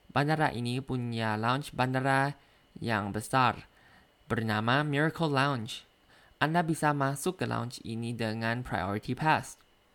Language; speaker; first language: Indonesian; non-native, learner; Thai